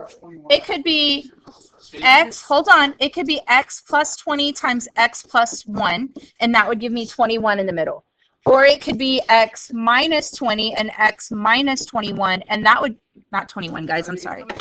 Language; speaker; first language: English; native; English